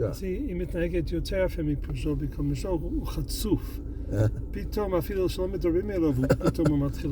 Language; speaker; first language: Hebrew; non-native, fluent; English